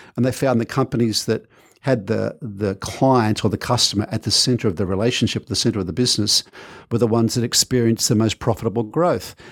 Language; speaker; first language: English; native; English